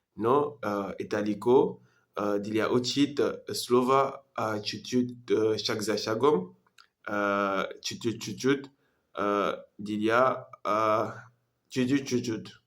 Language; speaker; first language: Russian; non-native, learner; French